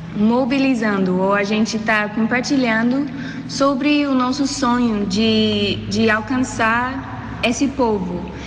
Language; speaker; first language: Portuguese; non-native, learner; English